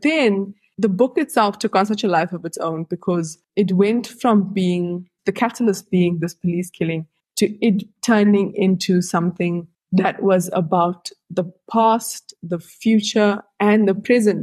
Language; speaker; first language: English; native; English